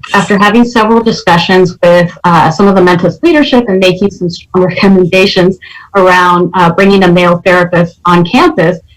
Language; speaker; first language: English; native; English